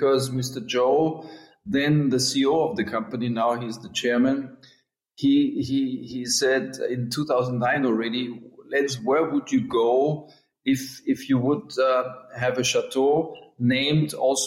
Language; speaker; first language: English; non-native, fluent; German